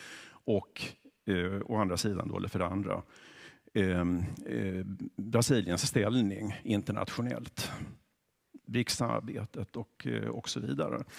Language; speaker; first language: Swedish; native; Swedish